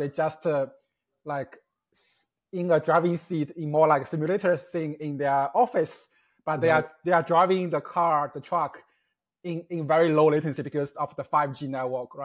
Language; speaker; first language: English; non-native, fluent; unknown